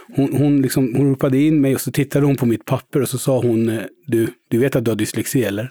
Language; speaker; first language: Swedish; early bilingual, other home language; Persian